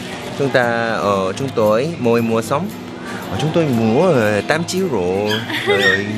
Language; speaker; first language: Vietnamese; non-native, learner; Korean